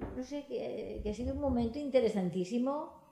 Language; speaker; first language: Spanish; native; Spanish